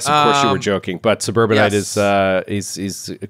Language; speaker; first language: English; native; English